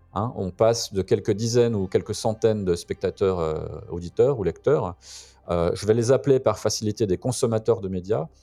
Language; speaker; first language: French; native; French